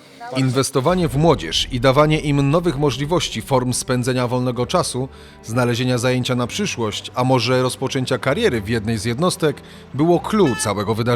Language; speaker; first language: Polish; native; Polish